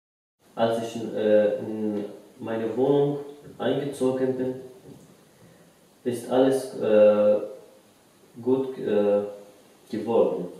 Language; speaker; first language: German; non-native, learner; Arabic